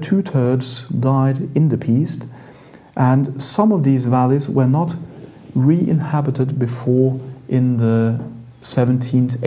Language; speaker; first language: English; non-native, fluent; Norwegian